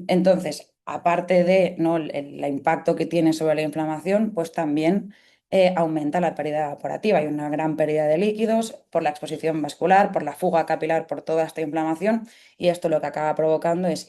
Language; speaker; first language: Spanish; native; Spanish